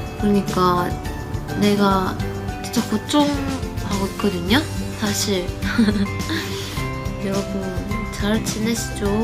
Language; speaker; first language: Korean; non-native, learner; Japanese